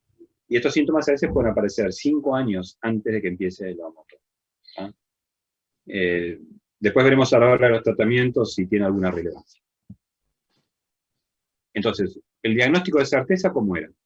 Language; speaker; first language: Spanish; native; Spanish